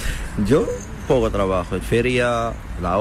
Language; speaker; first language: Spanish; non-native, learner; Arabic